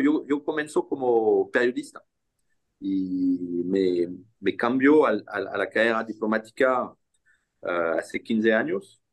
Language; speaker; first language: Spanish; non-native, fluent; French